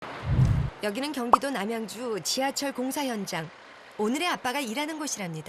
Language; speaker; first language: Korean; native; Korean